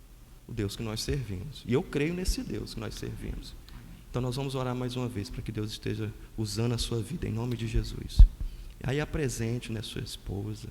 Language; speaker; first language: Portuguese; native; Portuguese